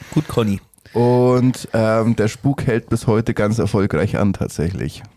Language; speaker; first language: German; native; German